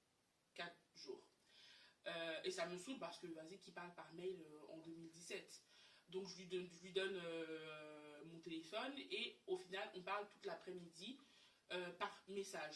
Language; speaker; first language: French; native; French